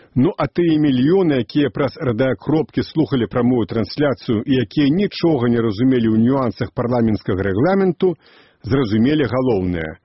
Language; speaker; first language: Belarusian; native; Belarusian